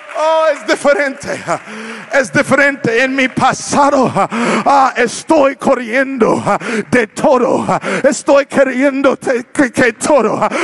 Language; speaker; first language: Spanish; non-native, learner; English